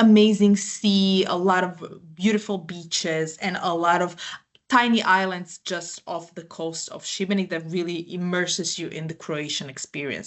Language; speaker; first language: English; non-native, fluent; Croatian